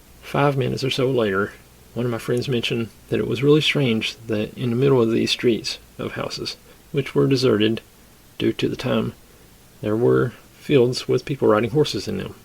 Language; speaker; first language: English; native; English